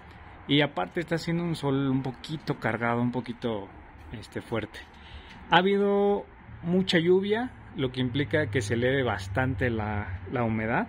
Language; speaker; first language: Spanish; native; Spanish